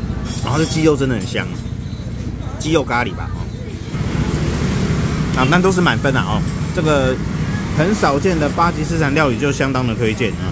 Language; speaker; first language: Chinese; native; Chinese